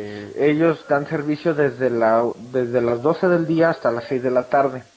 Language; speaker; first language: Spanish; native; Spanish